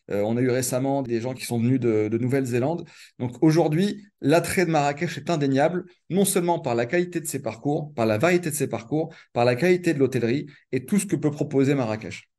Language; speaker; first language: French; native; French